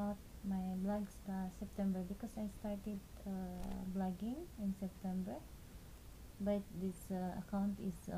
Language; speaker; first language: English; non-native, local second language; Cebuano